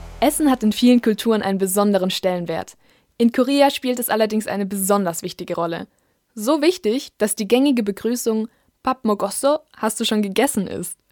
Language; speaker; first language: German; native; German